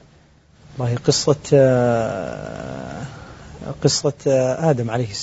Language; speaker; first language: Arabic; native; Arabic